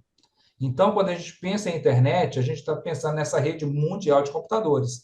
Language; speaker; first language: Portuguese; native; Portuguese